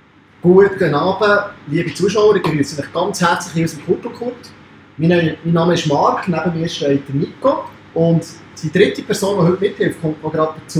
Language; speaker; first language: German; native; German